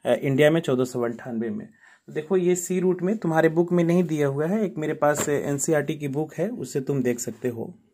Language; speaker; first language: Hindi; native; Hindi